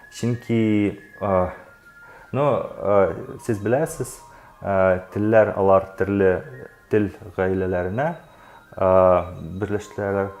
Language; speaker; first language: Tatar; non-native, local second language; Russian